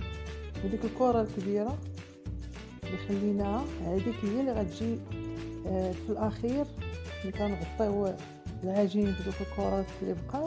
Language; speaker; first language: Arabic; native; Arabic